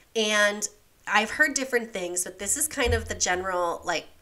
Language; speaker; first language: English; native; English